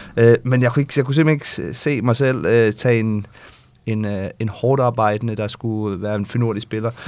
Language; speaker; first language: Danish; native; Danish